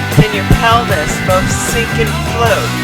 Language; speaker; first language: English; native; English